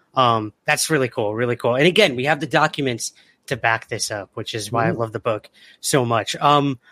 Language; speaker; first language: English; native; English